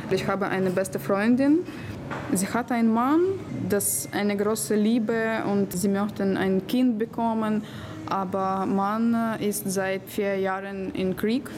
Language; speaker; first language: German; non-native, learner; Ukrainian